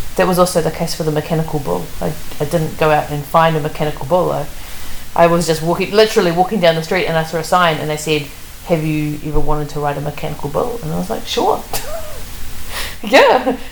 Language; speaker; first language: English; native; English